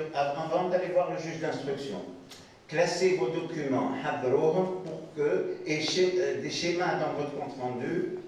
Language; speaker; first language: French; non-native, local second language; Arabic